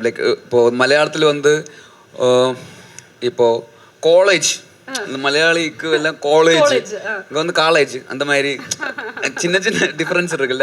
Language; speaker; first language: Tamil; non-native, learner; Malayalam